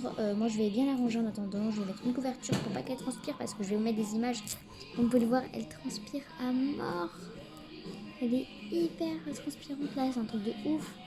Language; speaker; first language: French; native; French